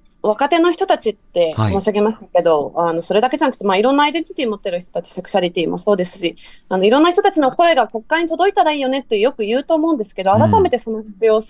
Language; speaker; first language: Japanese; native; Japanese